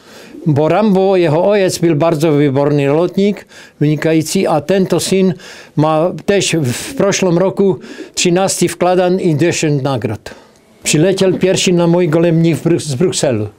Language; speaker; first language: Polish; non-native, learner; Czech